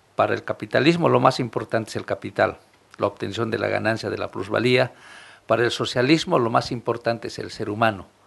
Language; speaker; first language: Spanish; non-native, local second language; Aymara